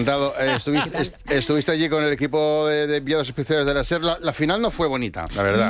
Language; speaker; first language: Spanish; native; Spanish